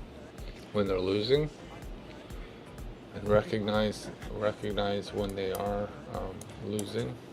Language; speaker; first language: English; native; English